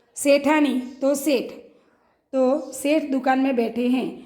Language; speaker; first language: Hindi; non-native, local second language; Gujarati